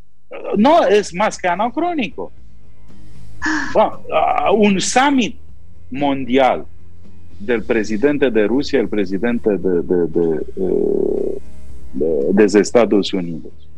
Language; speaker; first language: Spanish; non-native, fluent; Romanian